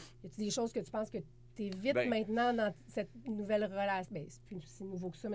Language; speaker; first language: French; native; French